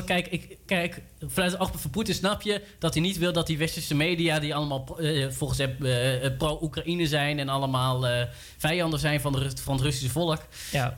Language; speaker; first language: Dutch; native; Dutch